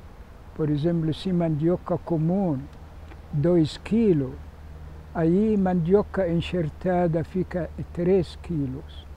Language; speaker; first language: Portuguese; non-native, fluent; Arabic